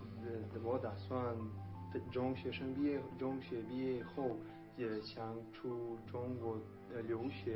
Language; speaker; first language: Chinese; non-native, learner; Tajik